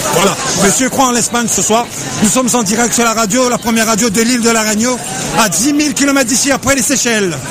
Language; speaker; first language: French; native; French